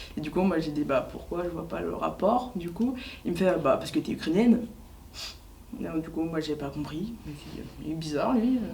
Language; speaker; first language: French; native; French